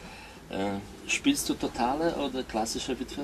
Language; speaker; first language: German; non-native, fluent; Polish